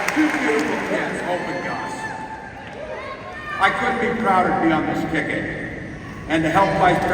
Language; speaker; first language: English; native; English